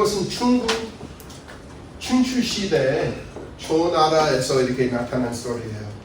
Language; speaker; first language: Korean; non-native, fluent; English